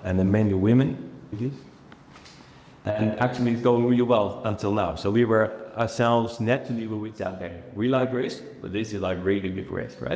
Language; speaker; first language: English; non-native, fluent; Dutch